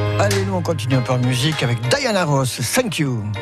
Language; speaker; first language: French; native; French